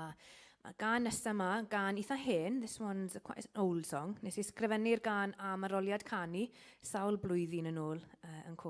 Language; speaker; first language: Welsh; native; Welsh